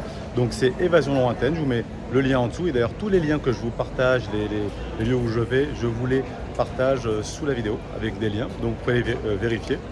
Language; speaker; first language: French; early bilingual, other home language; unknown